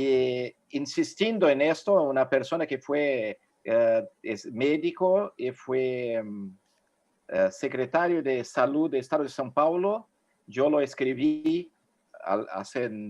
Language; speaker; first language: Spanish; non-native, fluent; Portuguese